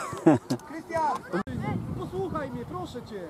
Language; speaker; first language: Polish; native; Polish